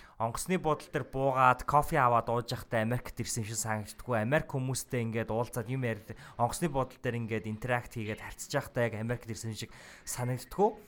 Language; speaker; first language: Mongolian; native; Mongolian